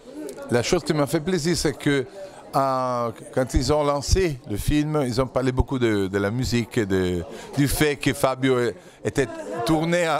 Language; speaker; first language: French; non-native, fluent; Italian